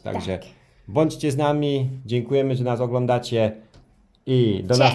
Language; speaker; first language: Polish; early bilingual, heritage; Polish